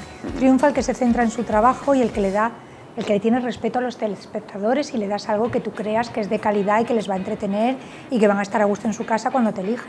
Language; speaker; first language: Spanish; native; Spanish